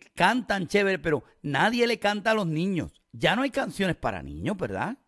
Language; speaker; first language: Spanish; native; Spanish